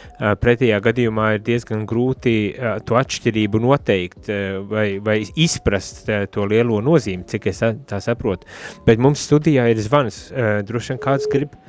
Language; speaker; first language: Latvian; native; Latvian